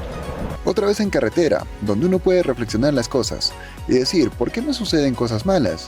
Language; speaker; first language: Spanish; native; Spanish